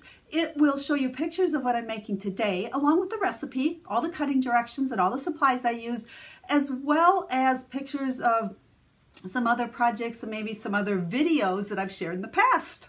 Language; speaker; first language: English; native; English